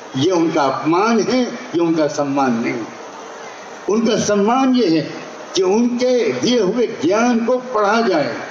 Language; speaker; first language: Hindi; native; Hindi